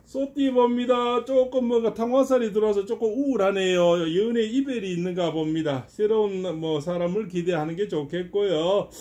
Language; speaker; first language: Korean; native; Korean